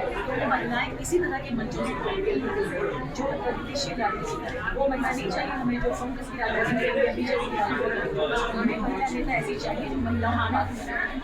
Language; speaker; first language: Hindi; native; Hindi